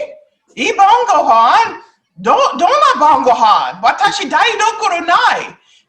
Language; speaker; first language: Japanese; non-native, learner; English